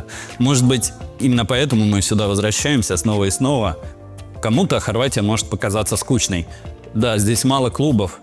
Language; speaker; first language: Russian; native; Russian